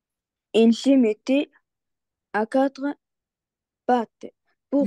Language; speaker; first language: French; non-native, learner; Arabic